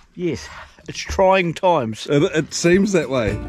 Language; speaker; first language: English; native; English